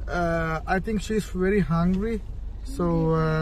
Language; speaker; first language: English; non-native, learner; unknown